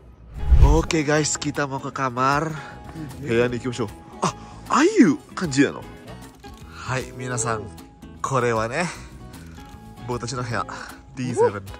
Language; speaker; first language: Japanese; non-native, fluent; Indonesian